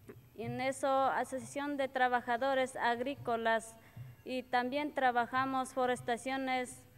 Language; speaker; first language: Spanish; non-native, local second language; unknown